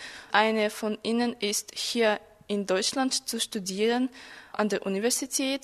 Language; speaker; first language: German; non-native, fluent; Russian